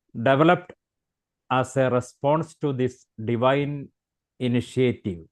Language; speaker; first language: English; non-native, local second language; Malayalam